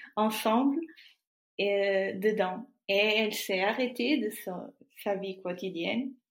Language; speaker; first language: French; non-native, fluent; Portuguese